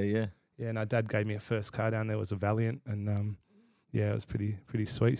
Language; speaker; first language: English; native; English